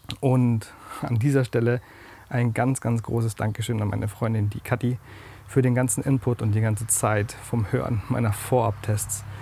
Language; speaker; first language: German; native; German